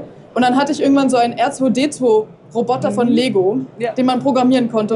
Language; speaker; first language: German; native; German